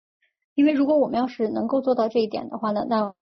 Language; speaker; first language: Chinese; native; Chinese